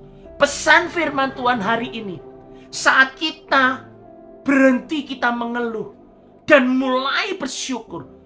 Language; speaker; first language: Indonesian; native; Indonesian